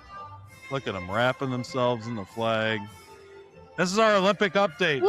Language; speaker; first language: English; native; English